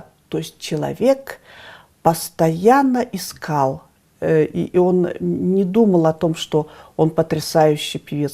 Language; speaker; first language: Russian; native; Russian